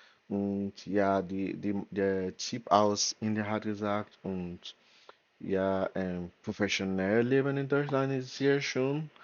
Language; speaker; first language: German; non-native, learner; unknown